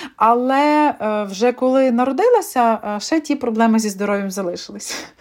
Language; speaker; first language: Ukrainian; native; Ukrainian